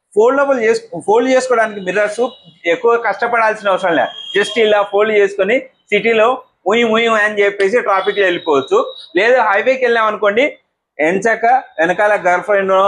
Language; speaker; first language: Telugu; native; Telugu